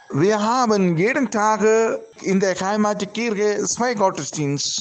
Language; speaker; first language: German; non-native, learner; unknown